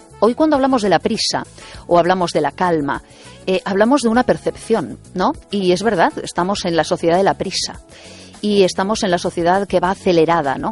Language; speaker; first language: Spanish; native; Spanish